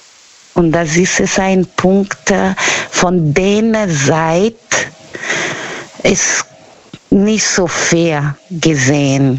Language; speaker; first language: German; non-native, fluent; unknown